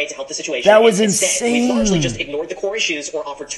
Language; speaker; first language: English; native; English